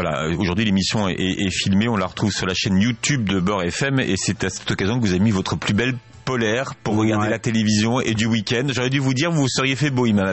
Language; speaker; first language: French; native; French